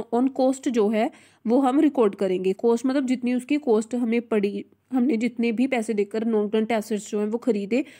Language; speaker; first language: Hindi; non-native, local second language; Punjabi